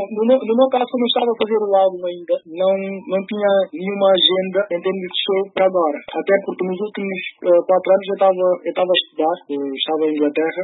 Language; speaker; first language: Portuguese; early bilingual, other home language; Upper Guinea Crioulo